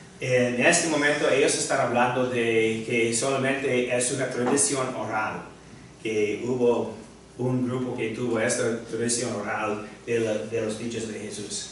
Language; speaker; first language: Spanish; non-native, fluent; English